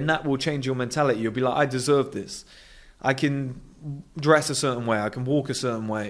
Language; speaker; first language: English; native; English